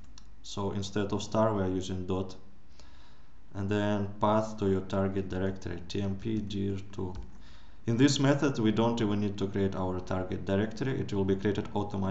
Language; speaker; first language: English; non-native, fluent; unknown